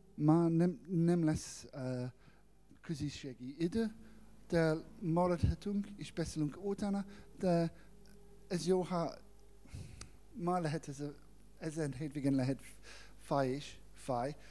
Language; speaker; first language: Hungarian; non-native, learner; English